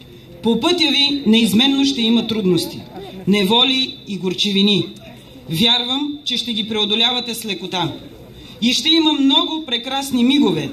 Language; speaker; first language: Bulgarian; native; Bulgarian